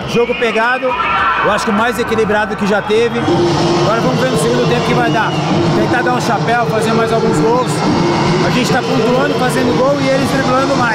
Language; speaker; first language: Portuguese; native; Portuguese